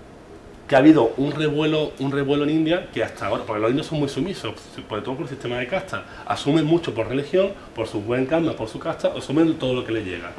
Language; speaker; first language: Spanish; native; Spanish